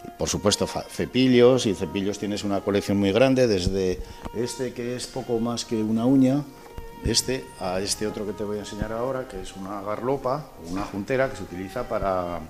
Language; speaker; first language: Spanish; native; Spanish